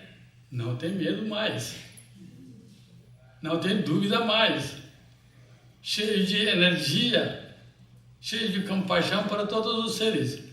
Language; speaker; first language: Portuguese; non-native, fluent; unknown